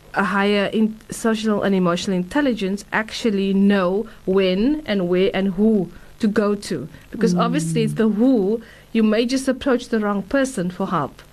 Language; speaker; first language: English; native; English